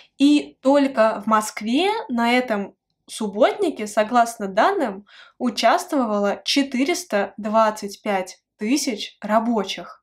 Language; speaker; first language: Russian; native; Russian